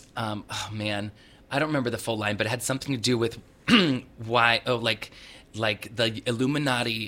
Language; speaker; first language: English; native; English